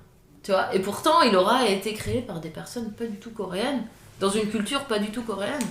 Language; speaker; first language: French; native; French